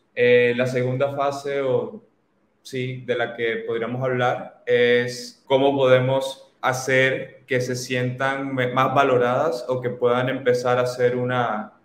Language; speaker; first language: Spanish; native; Spanish